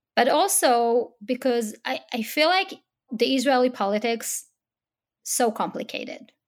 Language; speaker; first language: English; non-native, fluent; Hebrew